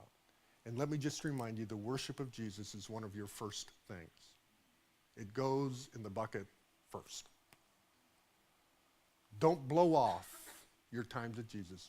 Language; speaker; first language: English; native; English